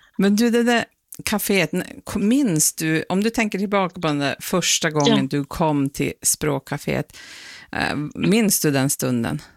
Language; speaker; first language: Swedish; native; Swedish